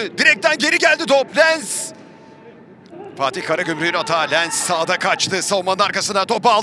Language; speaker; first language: Turkish; native; Turkish